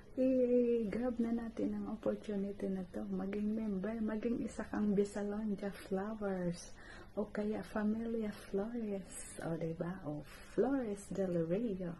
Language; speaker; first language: Filipino; non-native, local second language; Cebuano